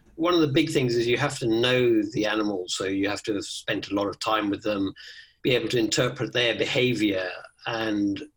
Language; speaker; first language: English; native; English